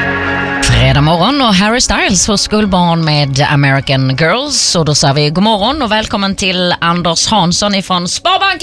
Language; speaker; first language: Swedish; native; Swedish